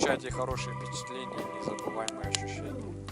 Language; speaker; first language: Russian; native; Russian